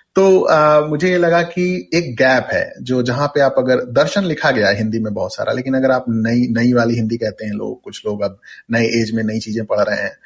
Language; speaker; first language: Hindi; non-native, local second language; Bhojpuri